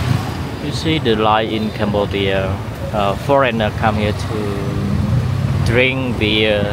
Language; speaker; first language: English; non-native, learner; Khmer